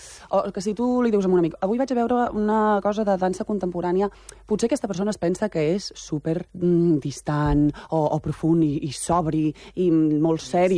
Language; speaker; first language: Catalan; native; Catalan